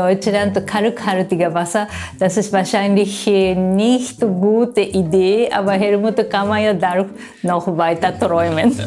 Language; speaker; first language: German; non-native, fluent; Japanese